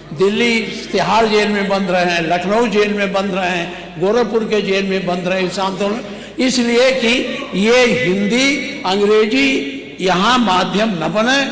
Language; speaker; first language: Hindi; native; Hindi